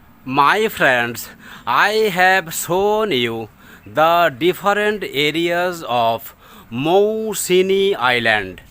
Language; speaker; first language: English; non-native, local second language; Bangla